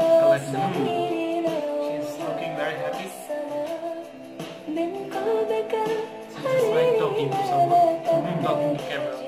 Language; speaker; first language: English; non-native, local second language; Urdu